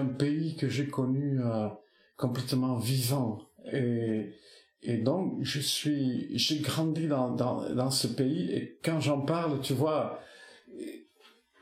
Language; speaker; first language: French; non-native, local second language; Basque